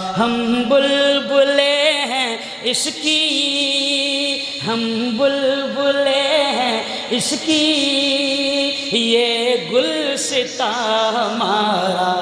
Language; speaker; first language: Urdu; native; Urdu